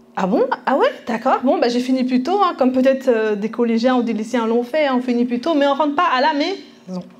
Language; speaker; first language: French; early bilingual, other home language; Spanish